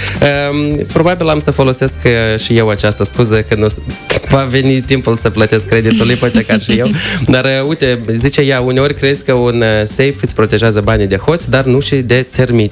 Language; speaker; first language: Romanian; native; Romanian